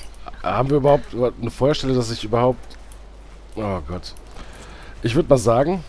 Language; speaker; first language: German; native; German